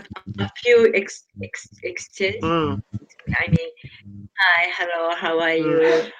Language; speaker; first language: English; non-native, learner; Japanese